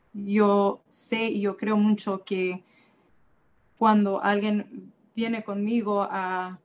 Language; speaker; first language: Spanish; early bilingual, heritage; Spanish